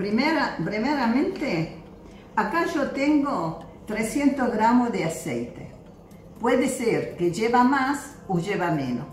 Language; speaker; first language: Spanish; non-native, fluent; Arabic